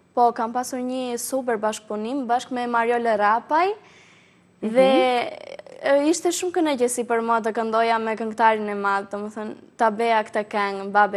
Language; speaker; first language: Albanian; early bilingual, heritage; Albanian